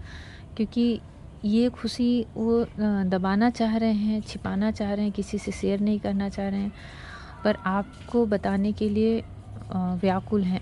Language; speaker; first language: Hindi; native; Hindi